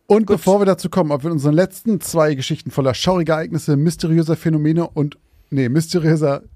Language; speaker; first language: German; native; German